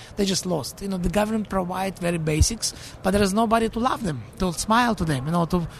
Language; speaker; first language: English; non-native, fluent; Russian